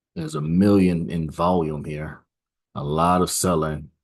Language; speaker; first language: English; native; English